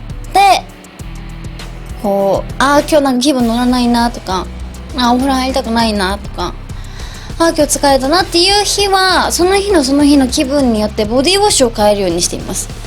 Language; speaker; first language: Japanese; native; Japanese